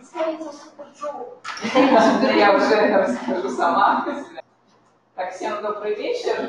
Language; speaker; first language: Russian; native; Russian